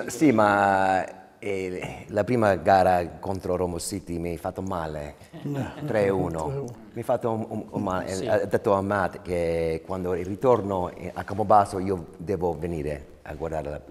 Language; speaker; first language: Italian; early bilingual, heritage; English